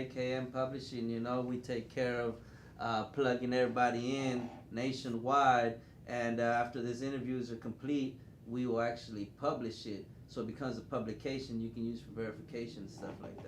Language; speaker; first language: English; native; English